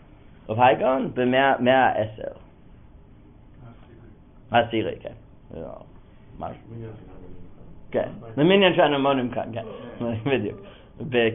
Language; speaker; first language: Hebrew; non-native, fluent; English